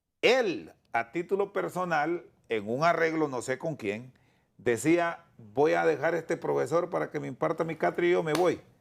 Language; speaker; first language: Spanish; native; Spanish